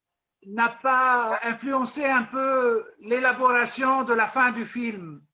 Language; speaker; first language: French; non-native, local second language; Arabic